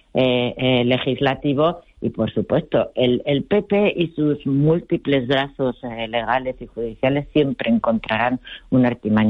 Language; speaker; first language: Spanish; native; Spanish